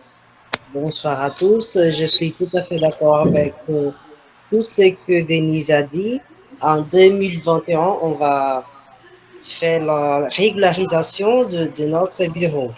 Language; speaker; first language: French; non-native, fluent; Portuguese